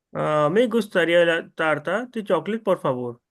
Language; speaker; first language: Spanish; non-native, learner; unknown